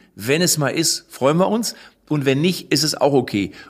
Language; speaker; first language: German; native; German